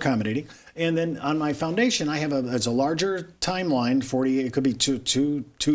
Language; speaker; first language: English; native; English